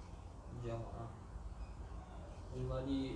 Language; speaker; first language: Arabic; non-native, learner; Indonesian